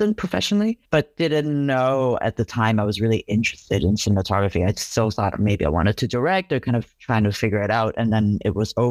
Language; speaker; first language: English; non-native, local second language; Cantonese